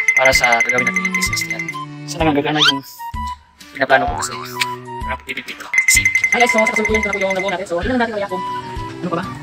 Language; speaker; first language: Filipino; non-native, local second language; Cebuano